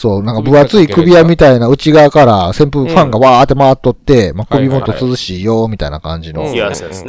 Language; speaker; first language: Japanese; native; Japanese